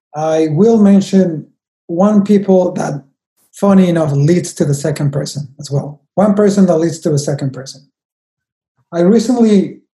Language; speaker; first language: English; non-native, fluent; Spanish